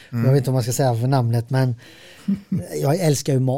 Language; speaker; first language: Swedish; early bilingual, other home language; Serbian